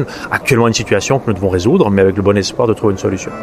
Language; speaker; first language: French; native; French